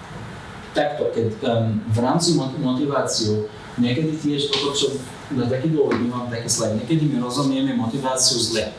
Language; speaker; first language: Slovak; non-native, fluent; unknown